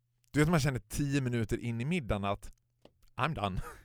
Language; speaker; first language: Swedish; native; Swedish